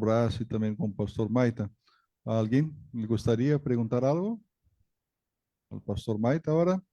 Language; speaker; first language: Spanish; non-native, fluent; Portuguese